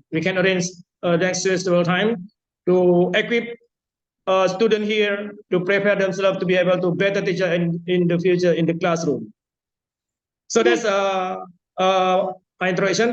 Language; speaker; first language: English; non-native, fluent; Indonesian